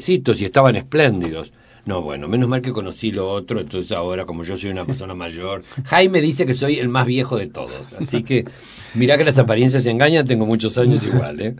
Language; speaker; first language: Spanish; native; Spanish